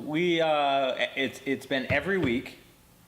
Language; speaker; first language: English; native; English